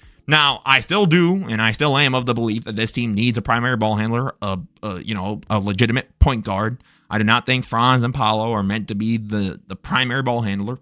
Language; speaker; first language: English; native; English